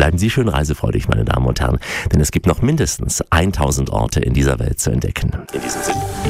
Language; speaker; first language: German; native; German